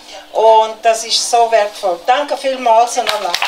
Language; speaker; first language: German; non-native, fluent; Tibetan